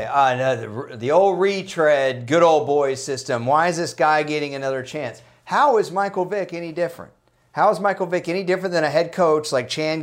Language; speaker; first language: English; native; English